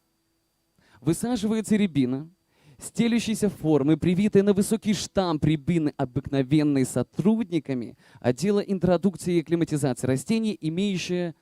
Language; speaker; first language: Russian; native; Russian